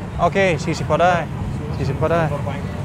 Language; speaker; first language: Thai; non-native, learner; Russian